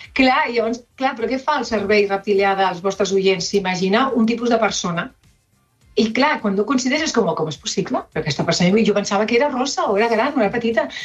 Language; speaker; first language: Catalan; non-native, local second language; Spanish